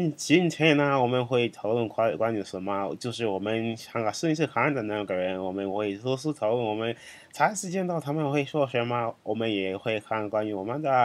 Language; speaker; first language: Chinese; non-native, fluent; Shona